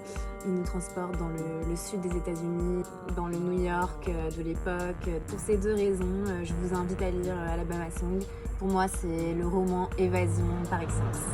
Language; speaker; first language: French; native; French